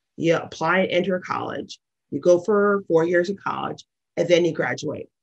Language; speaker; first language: English; native; English